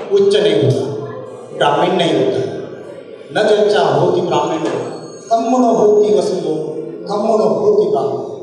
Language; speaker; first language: Hindi; non-native, local second language; Marathi